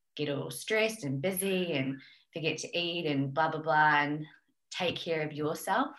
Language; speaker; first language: English; native; English